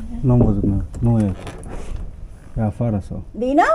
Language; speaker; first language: Romanian; non-native, learner; Bangla